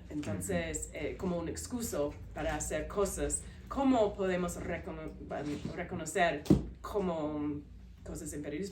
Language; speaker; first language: Spanish; non-native, learner; English